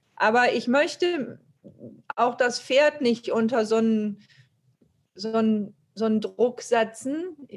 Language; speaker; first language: German; native; German